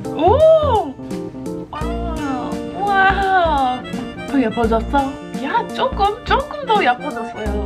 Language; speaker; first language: Korean; non-native, learner; English